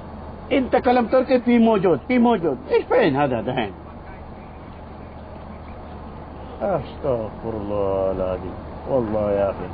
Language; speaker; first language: Arabic; non-native, learner; Filipino